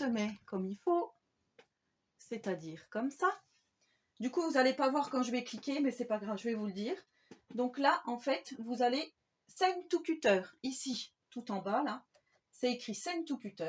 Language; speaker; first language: French; native; French